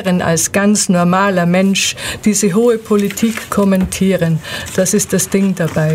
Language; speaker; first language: German; native; German